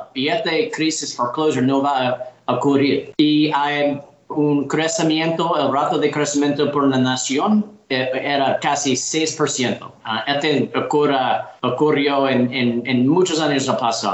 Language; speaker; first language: Spanish; non-native, learner; English